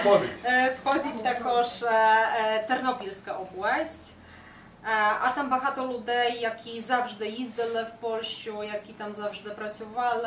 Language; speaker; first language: Ukrainian; non-native, fluent; Polish